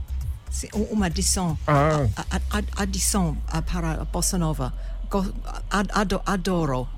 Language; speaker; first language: Portuguese; non-native, learner; English